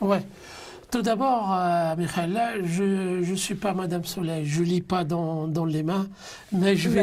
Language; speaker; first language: French; non-native, local second language; Arabic